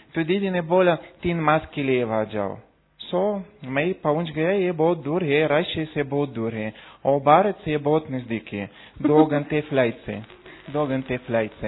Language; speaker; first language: Hindi; non-native, learner; Russian